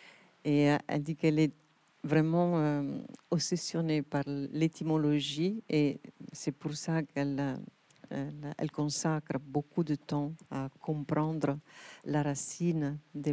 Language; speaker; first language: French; non-native, fluent; Italian